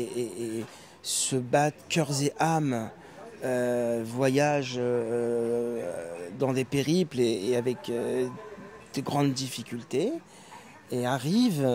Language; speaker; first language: French; early bilingual, other home language; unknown